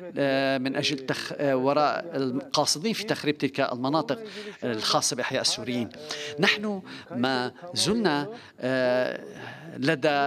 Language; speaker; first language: Arabic; non-native, fluent; Turkish